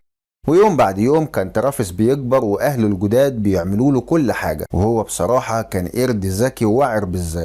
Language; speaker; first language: Arabic; native; Arabic